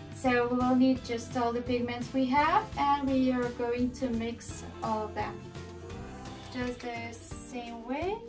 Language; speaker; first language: English; non-native, fluent; Russian